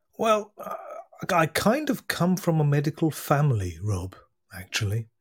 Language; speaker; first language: English; native; English